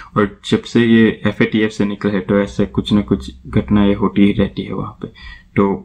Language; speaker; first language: Hindi; native; Hindi